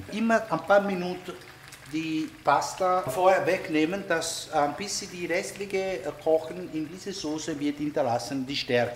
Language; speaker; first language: German; non-native, fluent; Italian